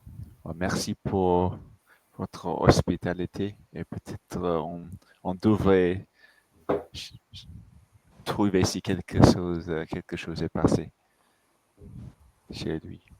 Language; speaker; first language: French; non-native, fluent; English